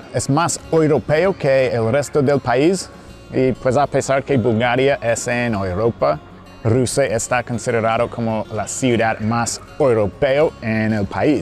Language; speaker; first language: Spanish; non-native, fluent; English